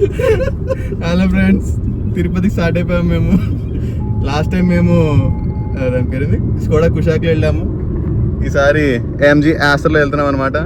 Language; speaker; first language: Telugu; native; Telugu